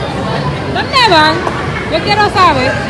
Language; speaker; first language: Spanish; non-native, learner; Haitian Creole